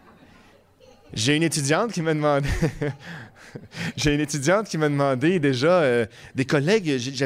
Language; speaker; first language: French; native; French